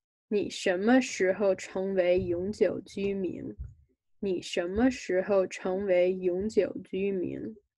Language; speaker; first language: Chinese; native; Chinese